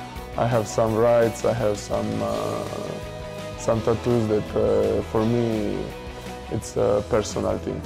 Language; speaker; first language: English; non-native, fluent; Slovenian